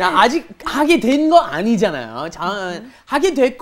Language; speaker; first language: Korean; non-native, fluent; English